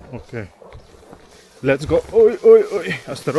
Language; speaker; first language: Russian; non-native, learner; Hindi